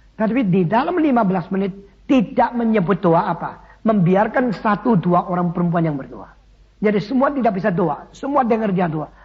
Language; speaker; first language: Indonesian; early bilingual, other home language; Min Nan Chinese